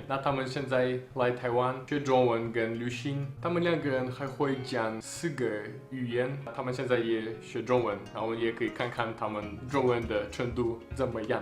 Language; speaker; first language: Chinese; non-native, learner; French